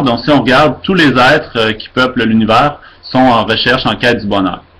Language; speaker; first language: French; native; French